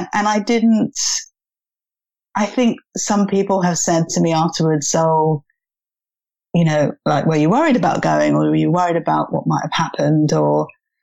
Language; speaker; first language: English; native; English